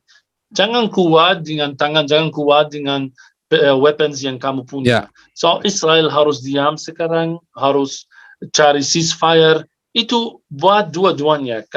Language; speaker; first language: Indonesian; non-native, fluent; Arabic